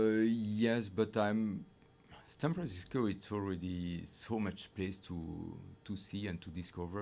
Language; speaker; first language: English; non-native, learner; French